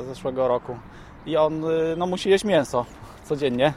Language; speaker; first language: Polish; native; Polish